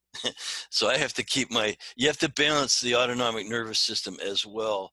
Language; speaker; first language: English; native; English